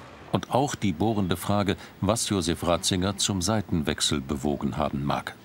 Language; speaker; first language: German; native; German